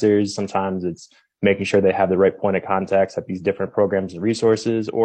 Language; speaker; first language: English; native; English